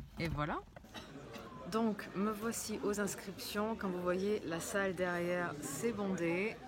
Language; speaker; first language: French; early bilingual, other home language; Portuguese